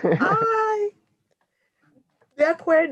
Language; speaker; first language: Spanish; non-native, learner; Portuguese